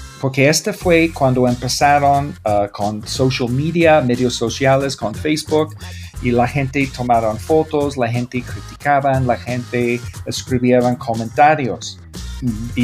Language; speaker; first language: Spanish; non-native, learner; English